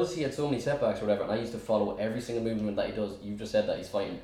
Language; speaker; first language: English; native; English